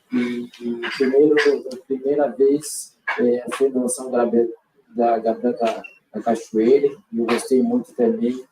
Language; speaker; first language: Portuguese; non-native, local second language; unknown